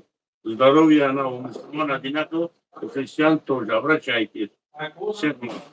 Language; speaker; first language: Russian; non-native, fluent; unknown